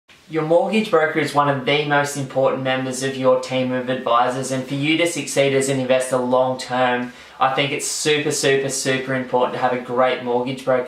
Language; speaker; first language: English; native; English